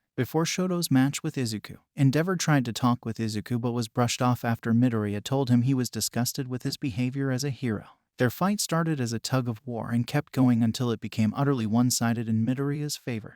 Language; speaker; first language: English; native; English